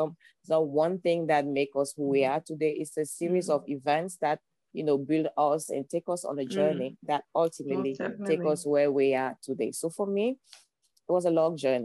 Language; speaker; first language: English; non-native, local second language; French